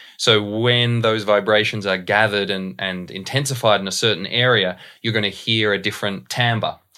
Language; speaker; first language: English; native; English